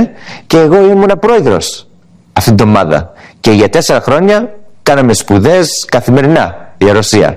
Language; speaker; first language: Greek; early bilingual, heritage; English